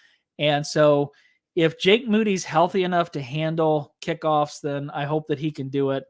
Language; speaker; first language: English; native; English